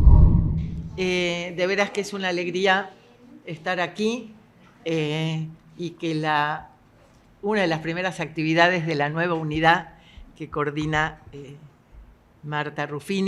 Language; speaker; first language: Spanish; native; Spanish